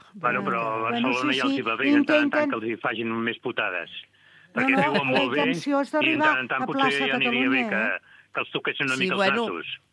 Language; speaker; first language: Catalan; native; Catalan